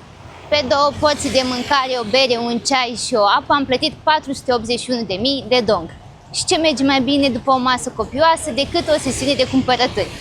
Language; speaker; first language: Romanian; native; Romanian